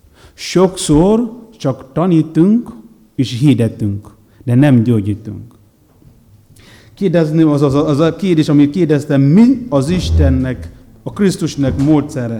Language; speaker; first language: Hungarian; non-native, learner; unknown